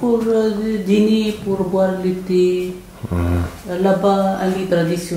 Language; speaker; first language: French; non-native, local second language; Arabic